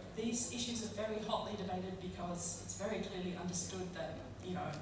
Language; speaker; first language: English; native; English